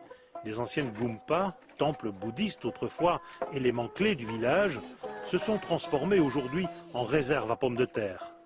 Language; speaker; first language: French; native; French